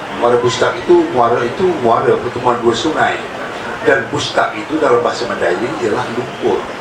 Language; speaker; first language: Malay; native; Malay